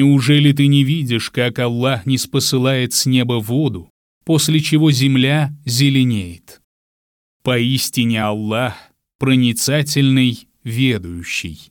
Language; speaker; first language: Russian; native; Russian